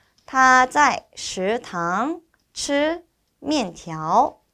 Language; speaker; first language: Chinese; non-native, fluent; Korean